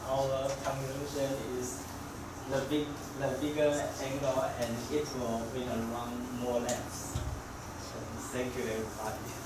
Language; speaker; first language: English; non-native, learner; Chinese